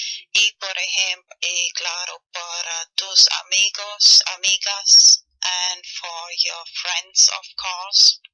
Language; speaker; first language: Spanish; non-native, fluent; German